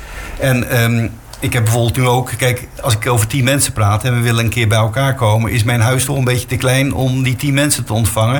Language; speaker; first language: Dutch; native; Dutch